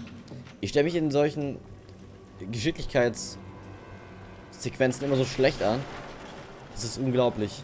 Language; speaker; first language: German; native; German